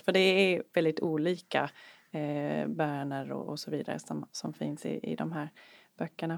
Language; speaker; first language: Swedish; non-native, fluent; English